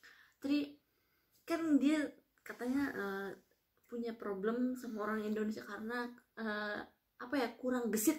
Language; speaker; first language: Indonesian; non-native, local second language; Javanese